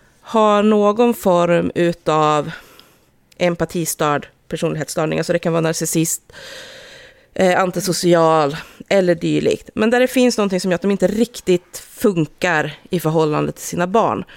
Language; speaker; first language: Swedish; native; Swedish